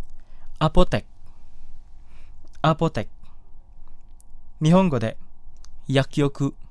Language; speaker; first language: Japanese; non-native, fluent; Indonesian